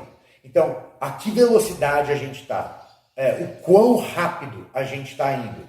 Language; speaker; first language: Portuguese; non-native, fluent; English